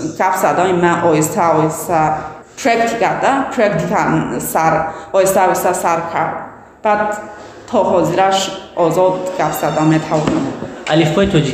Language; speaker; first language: Tajik; non-native, learner; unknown